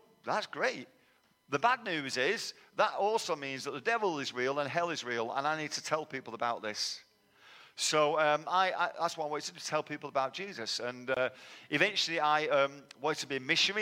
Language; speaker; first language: English; native; English